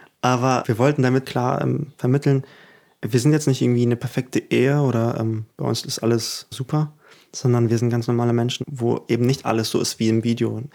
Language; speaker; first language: German; early bilingual, other home language; Ukrainian